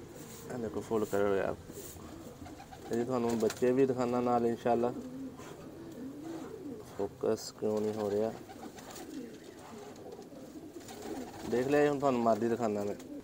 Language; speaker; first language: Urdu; non-native, local second language; Punjabi